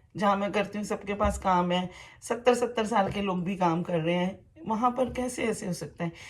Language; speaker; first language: Hindi; native; Hindi